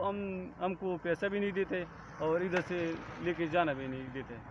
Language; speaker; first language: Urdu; non-native, local second language; Pashto